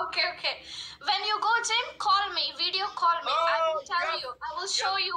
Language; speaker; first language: English; non-native, learner; Hindi